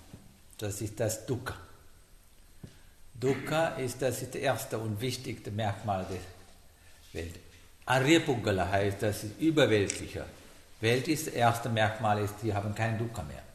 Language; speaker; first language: German; non-native, learner; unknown